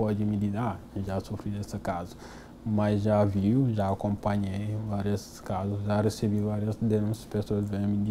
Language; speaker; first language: Portuguese; non-native, fluent; Wolof